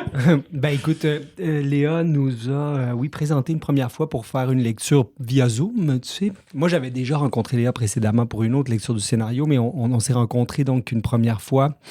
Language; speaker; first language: French; native; French